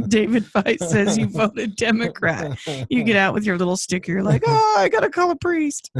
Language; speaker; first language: English; native; English